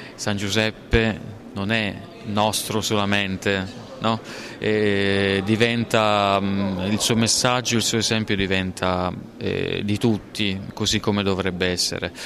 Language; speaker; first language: Italian; native; Italian